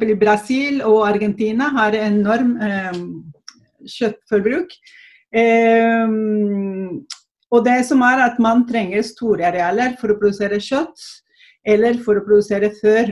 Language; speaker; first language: Norwegian; non-native, fluent; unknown